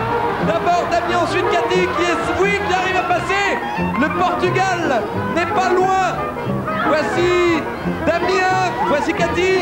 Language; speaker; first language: French; native; French